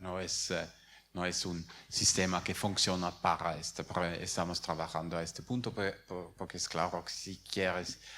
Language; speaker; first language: Spanish; non-native, fluent; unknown